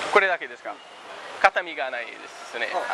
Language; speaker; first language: Japanese; non-native, fluent; English